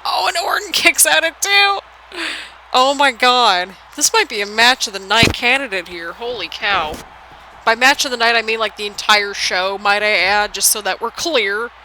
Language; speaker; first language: English; native; English